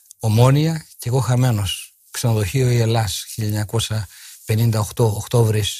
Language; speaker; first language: Greek; native; Greek